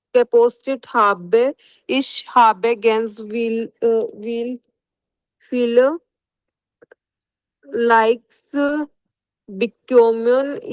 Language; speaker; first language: German; non-native, learner; Hindi